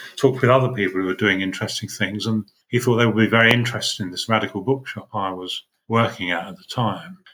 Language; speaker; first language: English; native; English